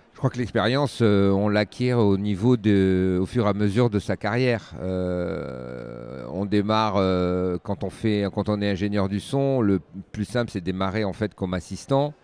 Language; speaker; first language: French; native; French